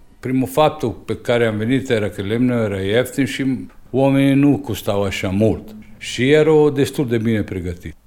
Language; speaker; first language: Romanian; non-native, fluent; Italian